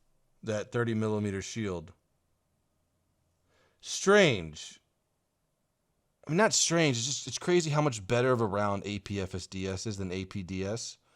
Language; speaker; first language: English; native; English